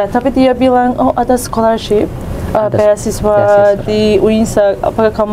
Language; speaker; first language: Indonesian; non-native, learner; Turkish